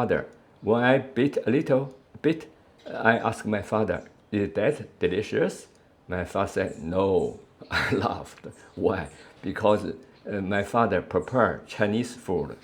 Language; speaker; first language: English; non-native, learner; Chinese